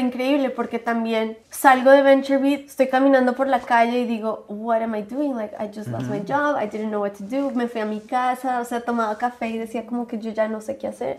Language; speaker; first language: Spanish; early bilingual, heritage; Spanish